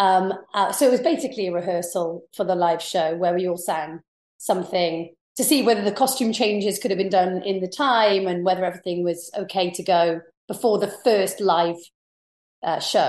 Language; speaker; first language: English; native; English